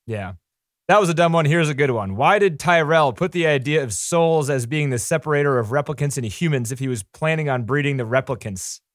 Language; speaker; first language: English; native; English